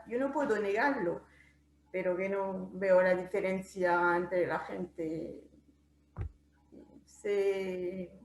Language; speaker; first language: Spanish; non-native, fluent; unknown